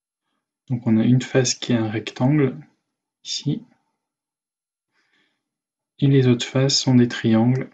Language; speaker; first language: French; native; French